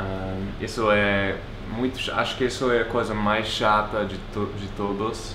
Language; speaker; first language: Portuguese; non-native, fluent; English